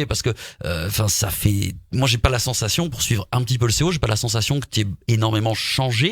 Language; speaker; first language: French; native; French